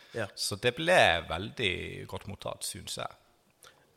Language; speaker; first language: Norwegian; non-native, fluent; Finnish